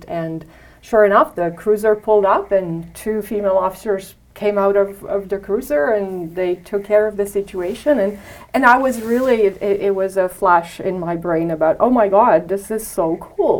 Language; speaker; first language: English; non-native, fluent; Romanian